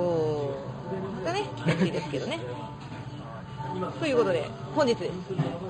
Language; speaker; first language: Japanese; native; Japanese